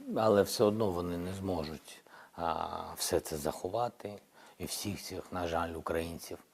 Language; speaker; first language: Ukrainian; non-native, local second language; Russian